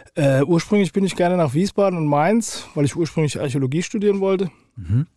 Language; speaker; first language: German; native; German